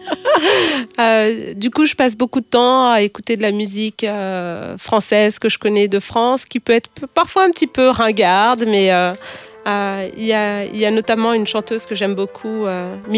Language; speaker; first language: French; native; French